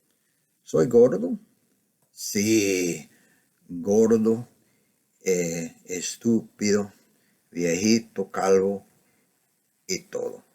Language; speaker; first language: Spanish; non-native, fluent; English